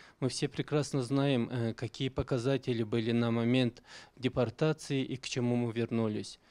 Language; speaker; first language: Russian; non-native, local second language; Karachay-Balkar